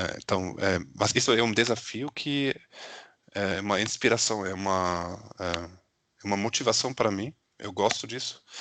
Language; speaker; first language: Portuguese; non-native, fluent; German